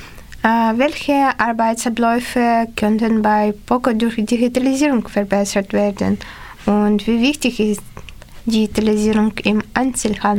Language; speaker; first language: German; non-native, learner; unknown